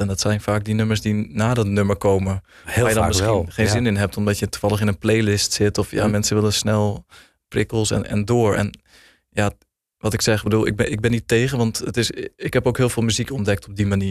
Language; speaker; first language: Dutch; native; Dutch